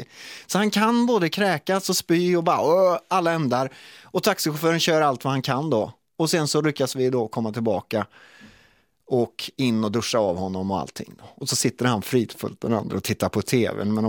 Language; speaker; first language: Swedish; native; Swedish